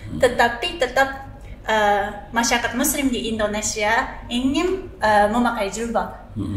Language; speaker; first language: Indonesian; non-native, fluent; Japanese